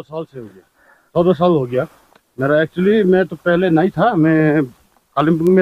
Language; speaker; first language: Hindi; non-native, local second language; Nepali